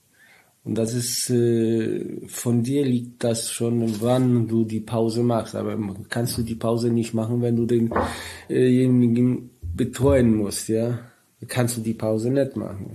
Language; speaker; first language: German; non-native, learner; Polish